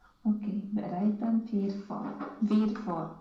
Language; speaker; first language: German; non-native, learner; Romanian